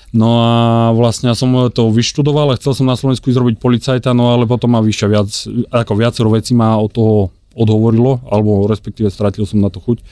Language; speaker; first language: Slovak; native; Slovak